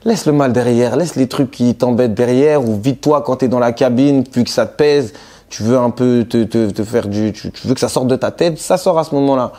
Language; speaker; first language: French; native; French